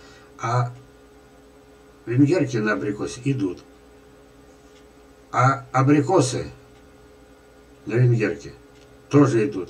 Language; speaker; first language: Russian; native; Russian